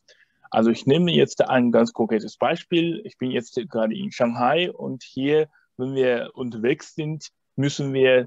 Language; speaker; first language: German; non-native, fluent; Chinese